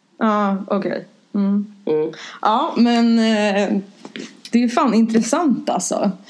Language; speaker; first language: Swedish; native; Swedish